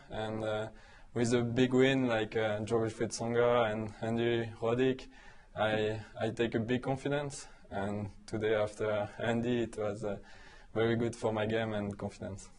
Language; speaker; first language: English; non-native, learner; French